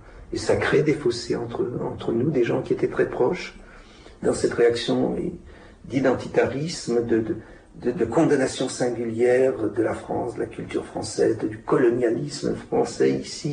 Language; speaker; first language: French; native; French